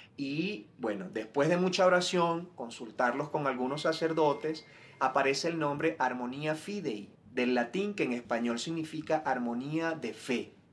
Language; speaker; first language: Spanish; native; Spanish